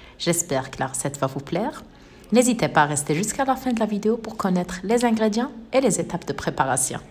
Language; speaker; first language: French; non-native, local second language; Arabic